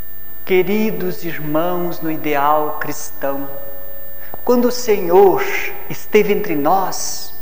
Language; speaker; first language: Portuguese; native; Portuguese